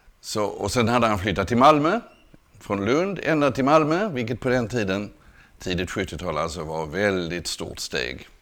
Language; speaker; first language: Swedish; native; Swedish